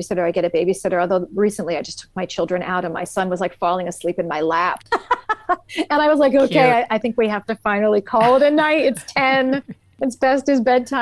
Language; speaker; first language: English; native; English